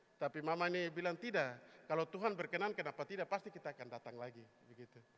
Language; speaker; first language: Indonesian; native; Indonesian